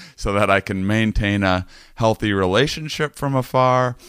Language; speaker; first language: English; native; English